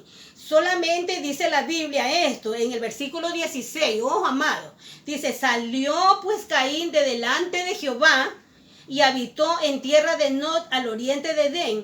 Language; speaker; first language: Spanish; native; Spanish